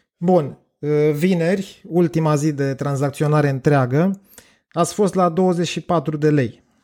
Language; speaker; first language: Romanian; native; Romanian